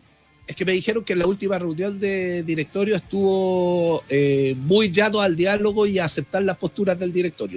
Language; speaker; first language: Spanish; native; Spanish